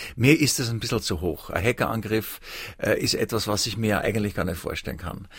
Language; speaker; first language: German; native; German